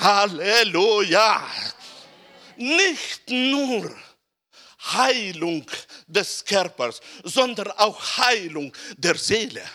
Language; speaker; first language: German; non-native, fluent; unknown